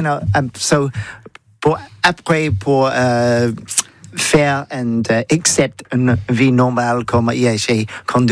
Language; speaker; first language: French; non-native, learner; English